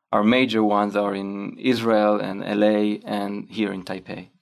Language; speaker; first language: English; non-native, fluent; Hebrew